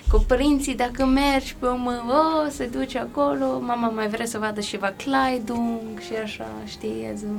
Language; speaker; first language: Romanian; early bilingual, heritage; Romanian